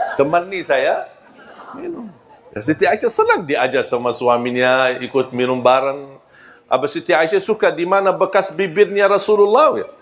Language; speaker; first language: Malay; non-native, fluent; Arabic